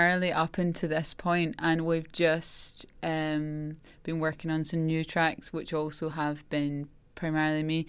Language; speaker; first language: English; native; English